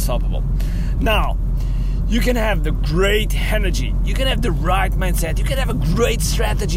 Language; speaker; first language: English; non-native, fluent; Portuguese